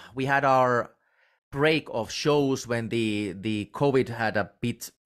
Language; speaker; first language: English; non-native, fluent; Finnish